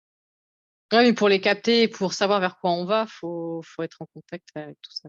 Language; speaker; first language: French; native; French